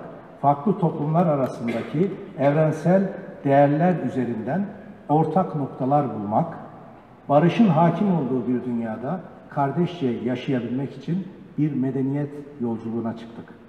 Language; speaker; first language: Turkish; native; Turkish